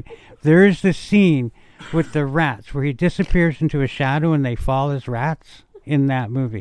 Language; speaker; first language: English; native; English